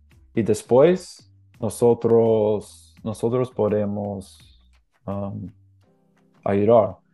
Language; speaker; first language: Spanish; non-native, learner; English